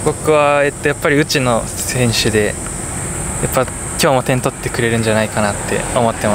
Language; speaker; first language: Japanese; native; Japanese